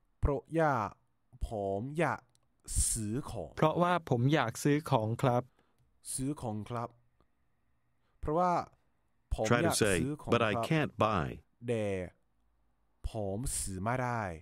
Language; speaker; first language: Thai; non-native, learner; English